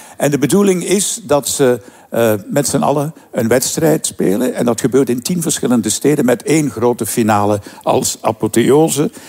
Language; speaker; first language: Dutch; native; Dutch